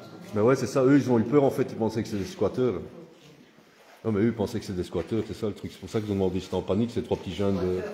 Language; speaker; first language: French; native; French